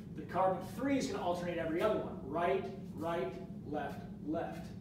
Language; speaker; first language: English; native; English